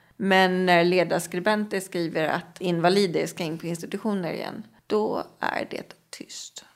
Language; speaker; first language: Swedish; native; Swedish